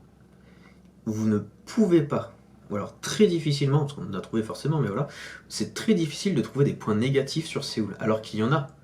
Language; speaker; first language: French; native; French